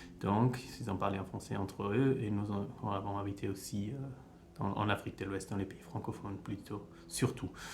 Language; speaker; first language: French; early bilingual, heritage; French